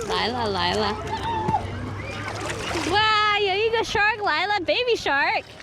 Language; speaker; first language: Chinese; early bilingual, heritage; Chinese